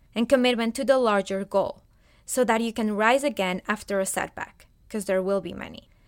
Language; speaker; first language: English; non-native, fluent; Spanish